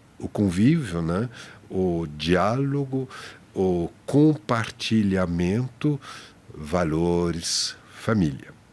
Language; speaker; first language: Portuguese; non-native, fluent; French